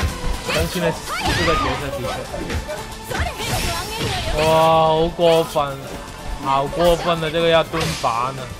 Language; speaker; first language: Chinese; native; Chinese